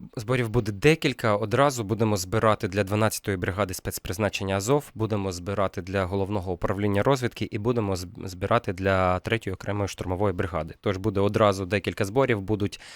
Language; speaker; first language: Ukrainian; non-native, local second language; Russian